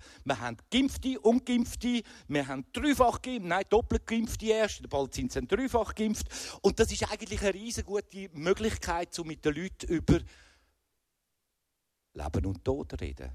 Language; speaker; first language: German; native; German